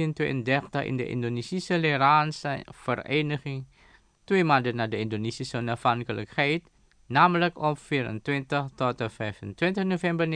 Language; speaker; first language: Dutch; non-native, fluent; Indonesian